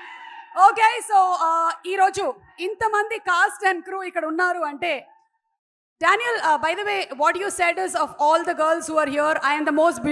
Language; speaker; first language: Telugu; native; Telugu